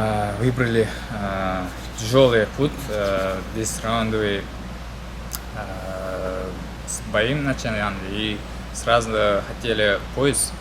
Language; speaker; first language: Russian; non-native, learner; Uzbek